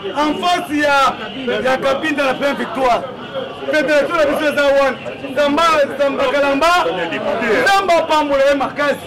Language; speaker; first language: Lingala; native; Lingala